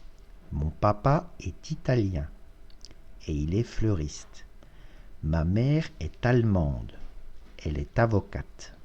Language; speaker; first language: French; non-native, fluent; Russian